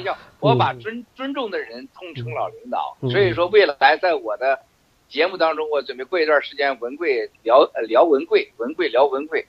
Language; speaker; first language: Chinese; native; Chinese